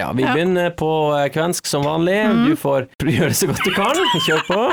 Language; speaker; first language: Norwegian; native; Norwegian